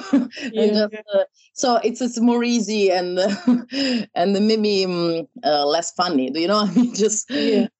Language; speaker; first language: English; non-native, learner; Italian